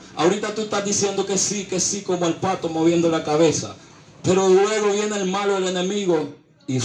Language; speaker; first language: Spanish; native; Spanish